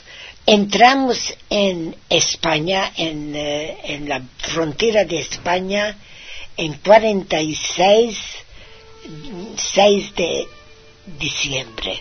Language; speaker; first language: Spanish; non-native, fluent; Hungarian